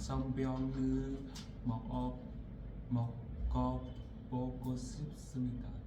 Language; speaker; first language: Korean; non-native, learner; Vietnamese